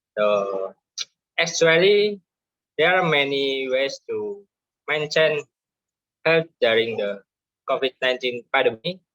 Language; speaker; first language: English; non-native, learner; Indonesian